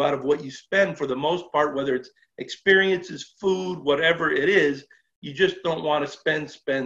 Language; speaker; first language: English; native; English